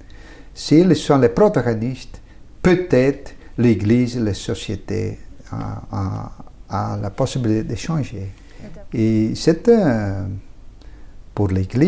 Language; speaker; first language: French; non-native, local second language; Dutch